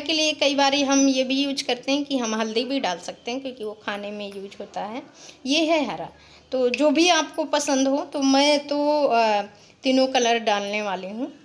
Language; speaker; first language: Hindi; native; Hindi